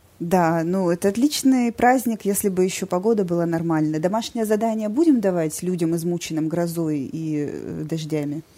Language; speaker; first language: Russian; native; Russian